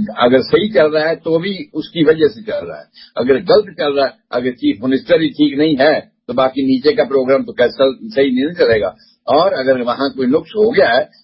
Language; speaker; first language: Hindi; non-native, local second language; Punjabi